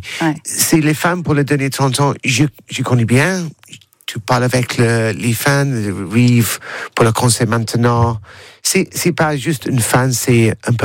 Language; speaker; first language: French; non-native, learner; English